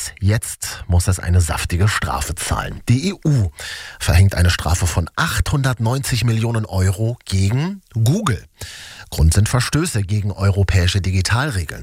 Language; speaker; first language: German; native; German